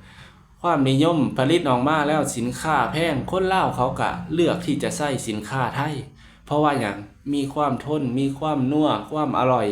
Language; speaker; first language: Thai; non-native, local second language; Lao